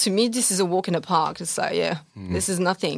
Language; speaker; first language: English; non-native, fluent; French